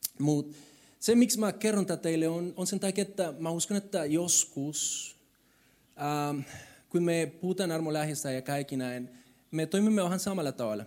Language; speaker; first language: Finnish; non-native, fluent; Spanish